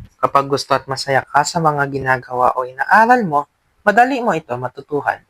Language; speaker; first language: Filipino; native; Filipino